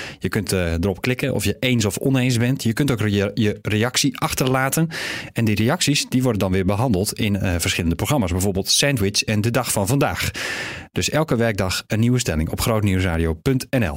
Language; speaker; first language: Dutch; native; Dutch